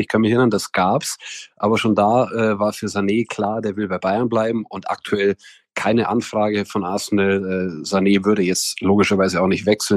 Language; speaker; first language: German; native; German